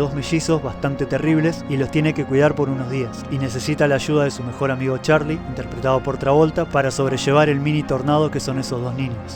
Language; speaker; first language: Spanish; native; Spanish